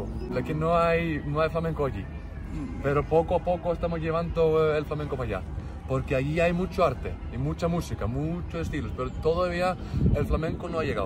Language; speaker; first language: Spanish; non-native, fluent; Icelandic